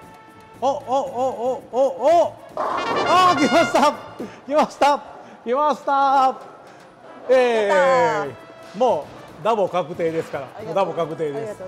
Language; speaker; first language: Japanese; native; Japanese